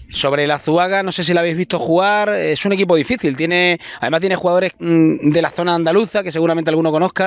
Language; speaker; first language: Spanish; native; Spanish